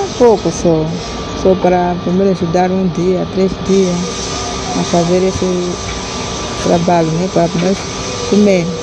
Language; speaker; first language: Portuguese; non-native, local second language; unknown